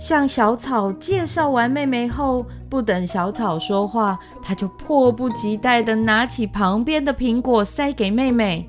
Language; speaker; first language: Chinese; native; Chinese